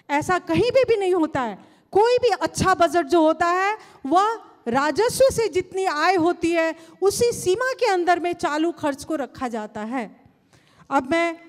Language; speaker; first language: Hindi; non-native, local second language; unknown